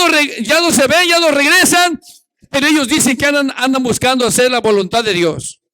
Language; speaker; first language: Spanish; native; Spanish